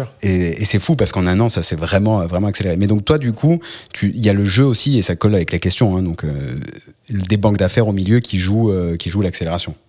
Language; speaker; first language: French; native; French